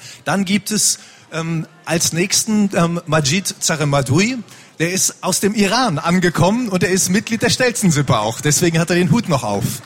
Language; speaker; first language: German; native; German